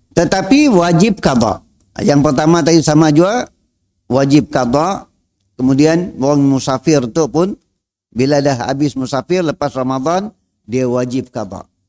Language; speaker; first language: Malay; native; Malay